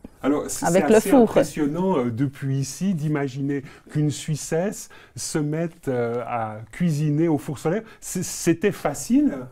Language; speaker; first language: French; native; French